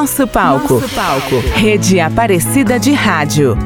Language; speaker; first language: Portuguese; native; Portuguese